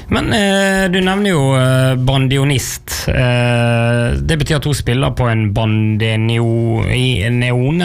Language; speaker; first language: Norwegian; native; Norwegian